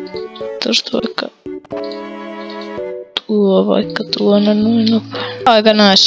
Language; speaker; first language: Finnish; native; Finnish